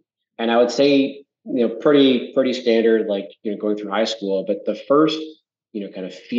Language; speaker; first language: English; native; English